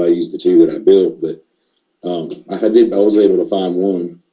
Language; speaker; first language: English; native; English